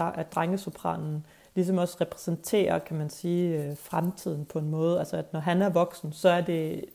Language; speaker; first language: Danish; native; Danish